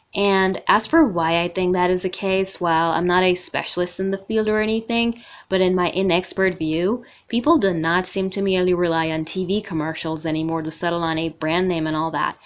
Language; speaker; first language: English; non-native, fluent; Persian